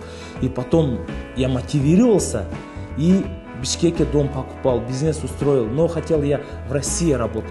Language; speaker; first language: Russian; non-native, local second language; Kyrgyz